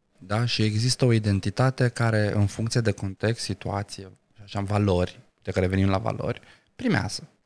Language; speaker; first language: Romanian; non-native, local second language; Romany